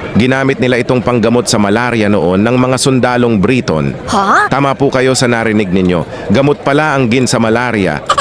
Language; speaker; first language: Filipino; native; Filipino